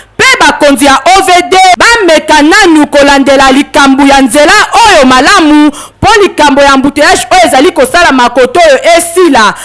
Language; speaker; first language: Lingala; native; Lingala